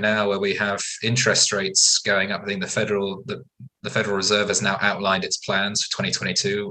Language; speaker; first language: English; native; English